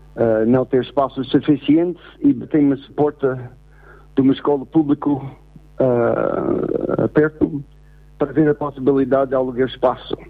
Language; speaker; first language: Portuguese; non-native, fluent; English